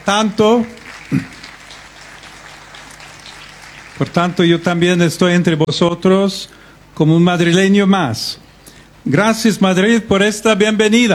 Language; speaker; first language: Spanish; non-native, fluent; English